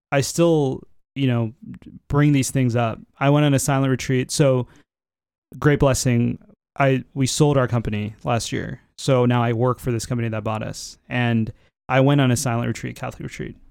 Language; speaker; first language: English; native; English